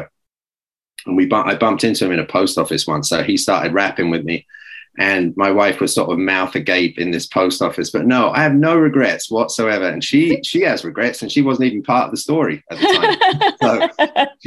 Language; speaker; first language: English; native; English